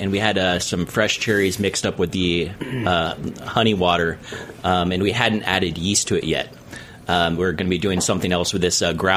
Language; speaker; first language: English; native; English